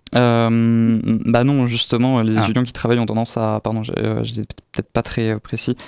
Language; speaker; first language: French; native; French